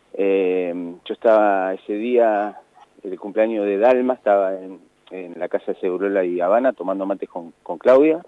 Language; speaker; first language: Spanish; native; Spanish